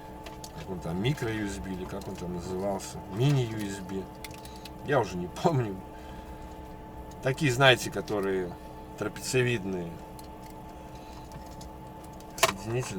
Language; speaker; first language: Russian; native; Russian